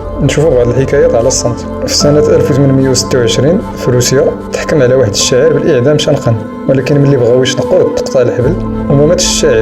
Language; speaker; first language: Arabic; native; Arabic